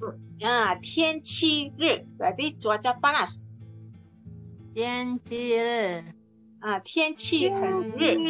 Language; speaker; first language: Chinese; non-native, fluent; Indonesian